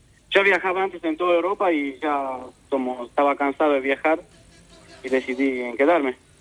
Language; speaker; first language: Spanish; non-native, fluent; Romanian